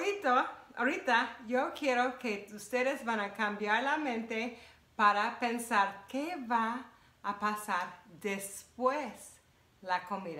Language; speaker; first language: Spanish; non-native, fluent; English